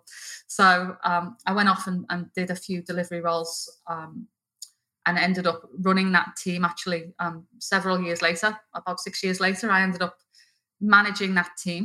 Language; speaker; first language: English; native; English